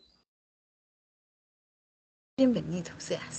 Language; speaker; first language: Spanish; native; Spanish